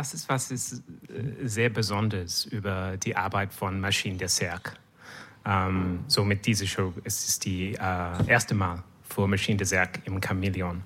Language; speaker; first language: German; non-native, learner; French